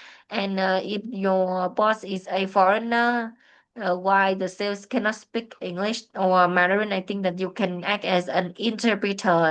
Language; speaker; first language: English; non-native, fluent; Vietnamese